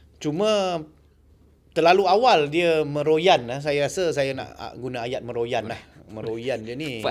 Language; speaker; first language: Malay; non-native, local second language; Chinese